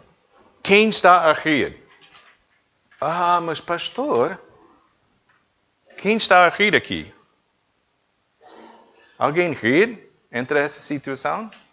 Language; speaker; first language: Portuguese; non-native, learner; English